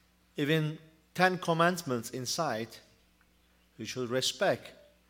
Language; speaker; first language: English; non-native, learner; Turkish